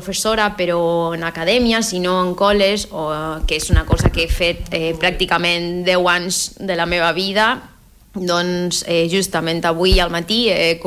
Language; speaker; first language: Catalan; non-native, fluent; Spanish